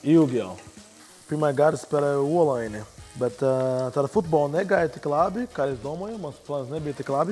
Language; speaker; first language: Latvian; non-native, learner; Portuguese